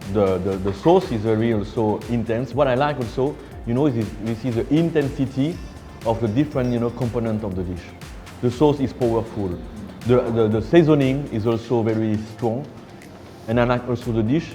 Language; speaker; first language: English; non-native, fluent; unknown